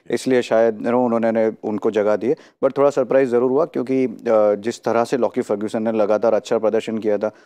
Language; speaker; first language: Hindi; non-native, local second language; Gujarati